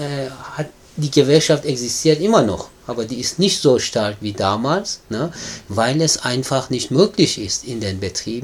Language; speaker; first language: German; non-native, fluent; Persian